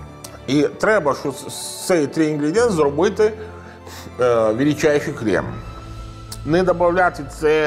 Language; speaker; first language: Ukrainian; non-native, learner; Italian